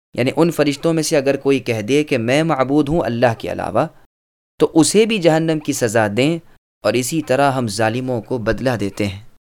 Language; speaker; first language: Urdu; native; Urdu